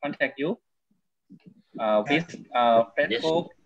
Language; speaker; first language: English; non-native, learner; Thai